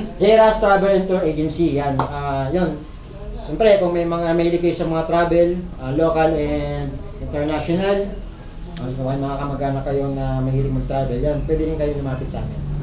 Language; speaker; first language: Filipino; native; Filipino